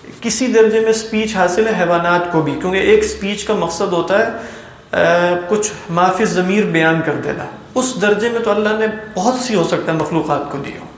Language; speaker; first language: Urdu; native; Urdu